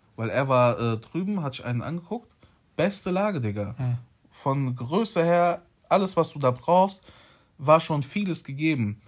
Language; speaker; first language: German; early bilingual, other home language; Polish